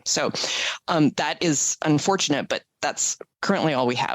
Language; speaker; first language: English; native; English